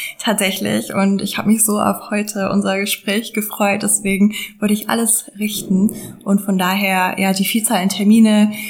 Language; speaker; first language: German; non-native, fluent; English